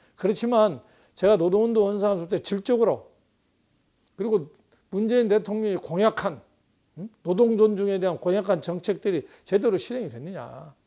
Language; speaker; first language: Korean; native; Korean